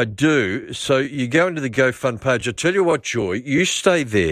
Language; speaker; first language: English; native; English